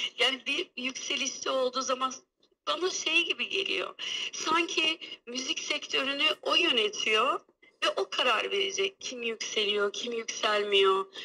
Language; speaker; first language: Turkish; early bilingual, heritage; Turkish